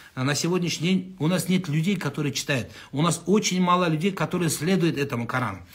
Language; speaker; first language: Russian; non-native, local second language; Kazakh